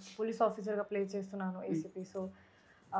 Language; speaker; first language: Telugu; non-native, fluent; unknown